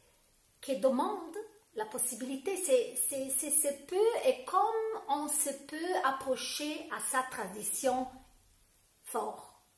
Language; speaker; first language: French; non-native, fluent; Italian